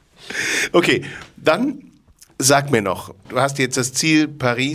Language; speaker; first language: German; native; German